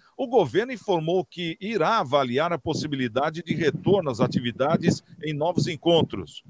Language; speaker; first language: Portuguese; native; Portuguese